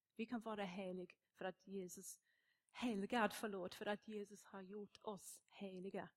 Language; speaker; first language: Swedish; non-native, fluent; English